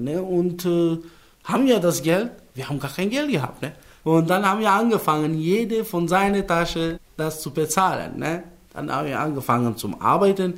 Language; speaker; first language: German; non-native, learner; Macedonian